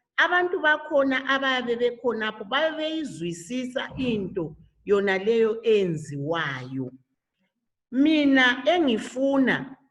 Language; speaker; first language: Zulu; native; Zulu